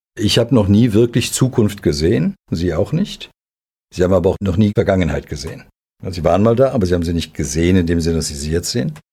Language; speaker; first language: German; early bilingual, other home language; Serbian